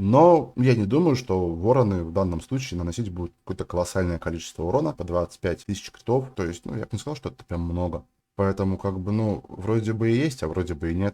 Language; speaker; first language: Russian; native; Russian